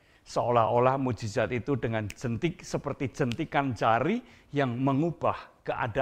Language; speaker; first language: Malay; non-native, local second language; Indonesian